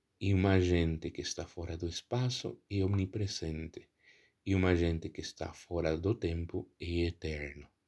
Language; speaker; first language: Portuguese; non-native, fluent; Spanish